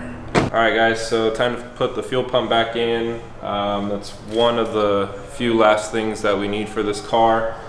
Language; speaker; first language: English; native; English